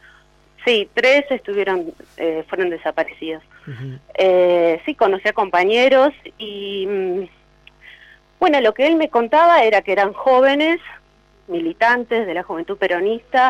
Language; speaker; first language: Spanish; native; Spanish